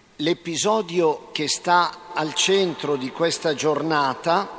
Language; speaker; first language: Italian; native; Italian